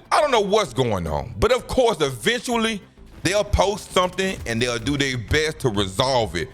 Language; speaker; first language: English; native; English